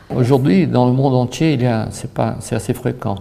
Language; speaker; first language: French; non-native, fluent; Portuguese